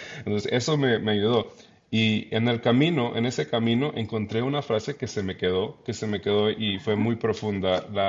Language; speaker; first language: Spanish; early bilingual, heritage; Spanish